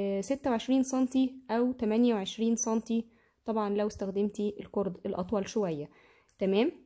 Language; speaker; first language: Arabic; native; Arabic